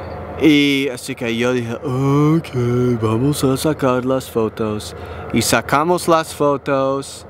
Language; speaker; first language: Spanish; non-native, learner; English